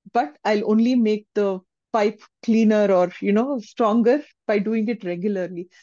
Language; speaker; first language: Hindi; non-native, local second language; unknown